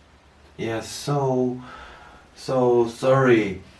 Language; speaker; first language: English; non-native, learner; Korean